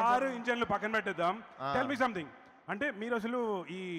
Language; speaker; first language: Telugu; native; Telugu